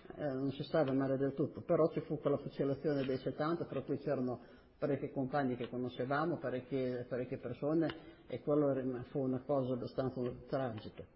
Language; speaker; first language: Italian; native; Italian